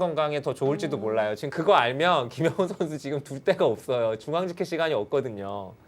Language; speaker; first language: Korean; native; Korean